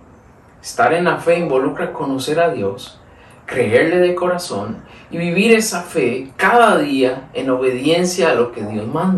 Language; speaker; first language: Spanish; native; Spanish